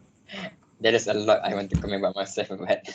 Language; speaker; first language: English; non-native, local second language; Malay